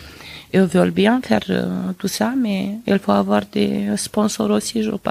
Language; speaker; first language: French; non-native, fluent; Romanian